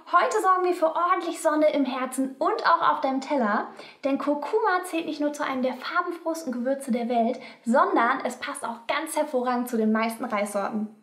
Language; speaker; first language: German; native; German